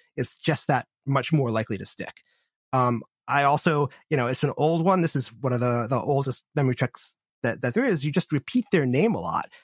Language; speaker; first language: English; native; English